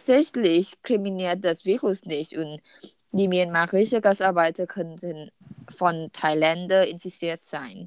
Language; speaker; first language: German; non-native, learner; Thai